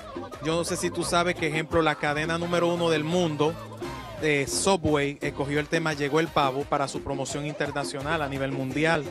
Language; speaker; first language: Spanish; native; Spanish